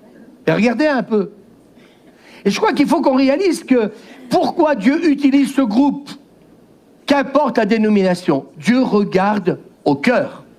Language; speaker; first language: French; native; French